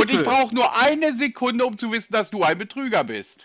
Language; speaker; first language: German; native; German